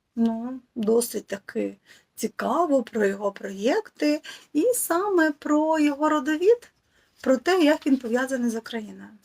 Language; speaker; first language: Ukrainian; native; Ukrainian